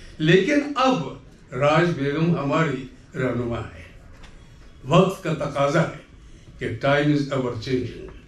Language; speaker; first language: Urdu; non-native, local second language; Kashmiri